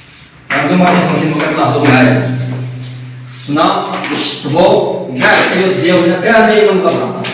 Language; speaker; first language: Arabic; native; Arabic